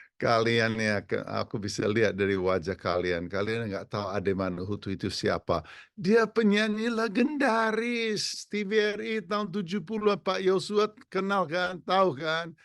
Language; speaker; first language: Indonesian; non-native, fluent; English